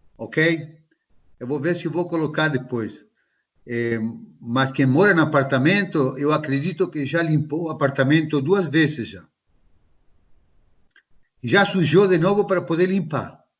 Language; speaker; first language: Portuguese; non-native, fluent; Spanish